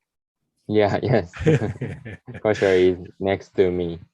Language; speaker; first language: English; non-native, learner; Japanese